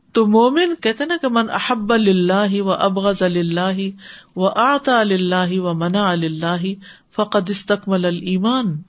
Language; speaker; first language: Urdu; native; Urdu